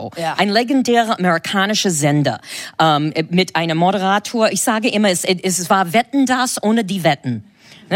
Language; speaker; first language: German; non-native, fluent; English